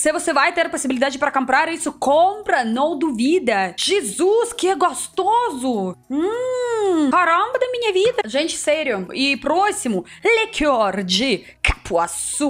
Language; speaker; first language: Portuguese; non-native, learner; Russian